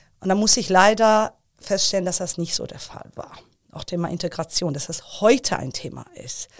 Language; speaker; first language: German; early bilingual, other home language; Persian